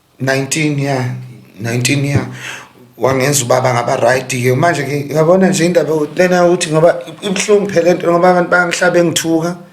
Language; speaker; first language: Zulu; native; Zulu